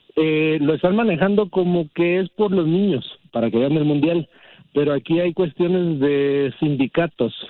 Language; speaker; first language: Spanish; early bilingual, heritage; Spanish